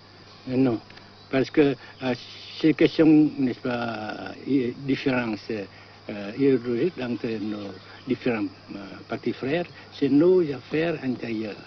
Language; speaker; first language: French; non-native, local second language; Vietnamese